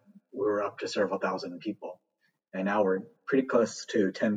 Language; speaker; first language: English; native; English